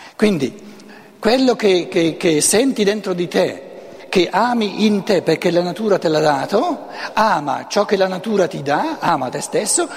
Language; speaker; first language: Italian; non-native, local second language; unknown